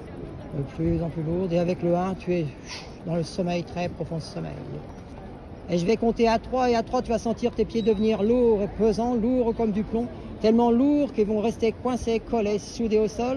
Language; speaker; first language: French; native; French